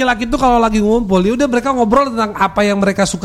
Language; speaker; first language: Indonesian; native; Indonesian